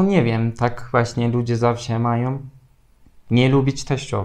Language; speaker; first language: Polish; non-native, fluent; Turkish